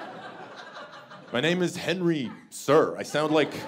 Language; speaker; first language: English; native; English